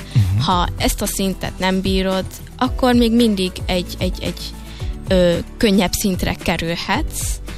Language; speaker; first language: Hungarian; early bilingual, heritage; Hungarian